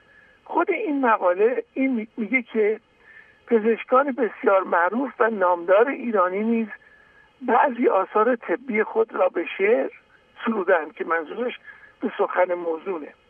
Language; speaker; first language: Persian; native; Persian